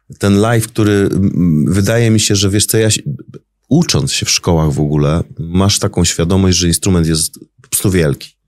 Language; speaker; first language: Polish; native; Polish